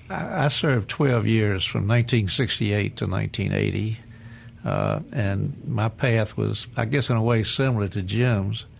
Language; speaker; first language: English; native; English